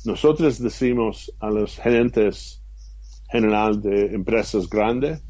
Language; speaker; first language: Spanish; non-native, fluent; English